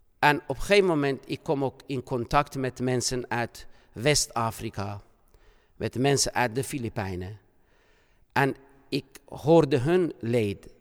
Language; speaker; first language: Dutch; non-native, fluent; Persian